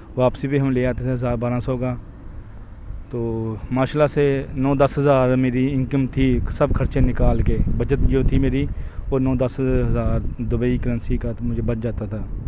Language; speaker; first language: Urdu; non-native, local second language; Punjabi